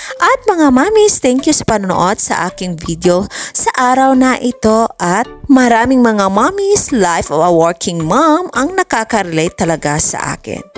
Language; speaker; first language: Filipino; non-native, local second language; Cebuano